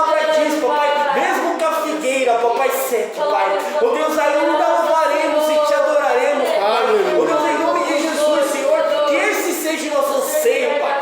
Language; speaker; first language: Portuguese; native; Portuguese